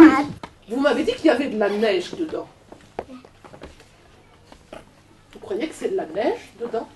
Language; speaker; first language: French; native; French